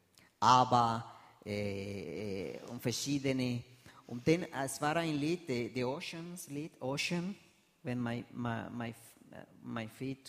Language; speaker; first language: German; non-native, fluent; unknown